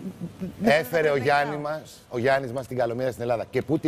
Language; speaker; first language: Greek; native; Greek